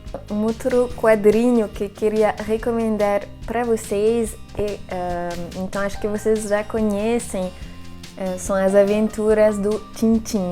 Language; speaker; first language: Portuguese; non-native, fluent; French